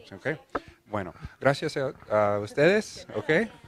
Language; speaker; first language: Spanish; non-native, learner; English